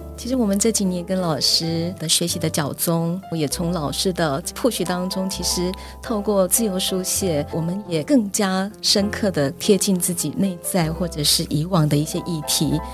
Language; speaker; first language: Chinese; non-native, local second language; Min Nan Chinese